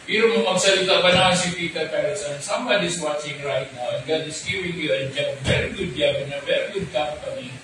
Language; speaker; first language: English; non-native, local second language; Filipino